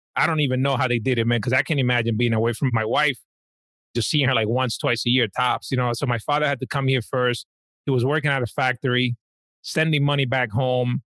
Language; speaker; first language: English; early bilingual, other home language; Spanish